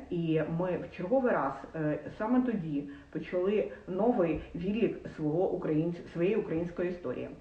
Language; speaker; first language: Ukrainian; non-native, local second language; Russian